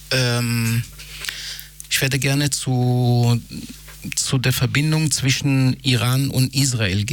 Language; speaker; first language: German; non-native, fluent; Hebrew